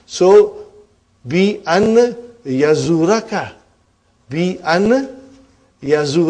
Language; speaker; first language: Arabic; non-native, fluent; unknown